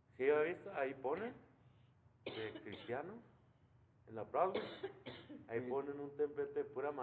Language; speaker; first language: Spanish; native; Spanish